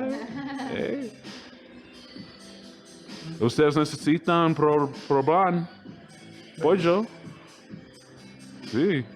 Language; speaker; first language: Spanish; non-native, learner; English